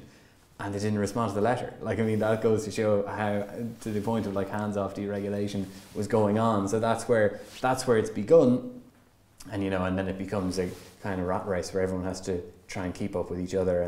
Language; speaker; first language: English; native; English